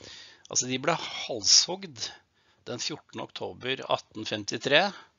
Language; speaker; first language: Norwegian; native; Norwegian